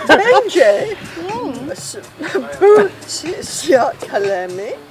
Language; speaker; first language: Turkish; non-native, learner; English